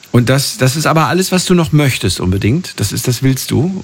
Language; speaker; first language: German; native; German